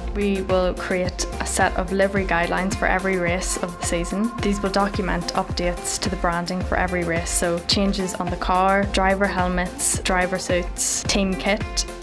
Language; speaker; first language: English; native; English